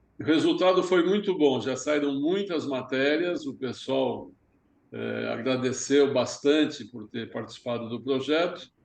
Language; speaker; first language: Portuguese; early bilingual, other home language; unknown